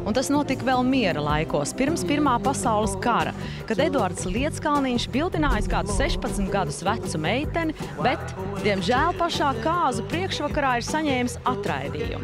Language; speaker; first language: Latvian; native; Latvian